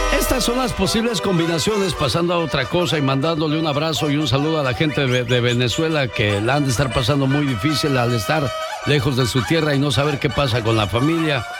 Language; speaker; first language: Spanish; native; Spanish